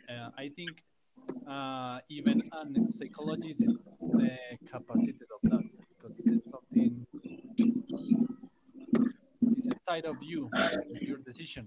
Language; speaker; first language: English; non-native, learner; Spanish